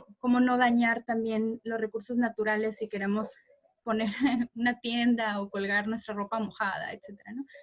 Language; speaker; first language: Spanish; native; Spanish